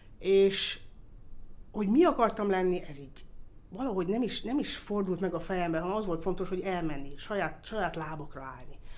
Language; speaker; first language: Hungarian; early bilingual, heritage; Hungarian